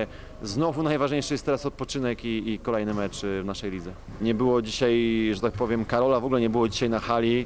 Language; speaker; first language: Polish; native; Polish